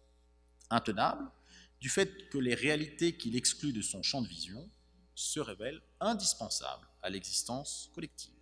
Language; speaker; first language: French; native; French